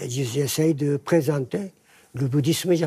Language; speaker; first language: French; non-native, fluent; Japanese